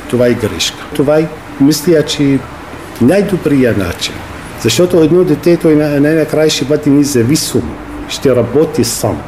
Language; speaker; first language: Bulgarian; non-native, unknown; Arabic